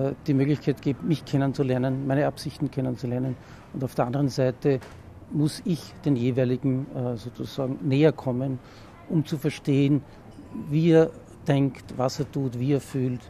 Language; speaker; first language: German; native; German